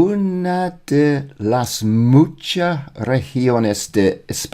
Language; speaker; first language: Spanish; non-native, learner; English